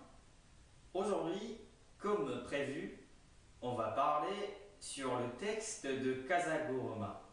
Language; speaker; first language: French; non-native, fluent; Japanese